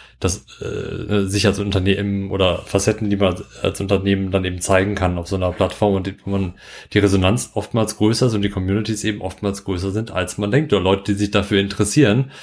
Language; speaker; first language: German; native; German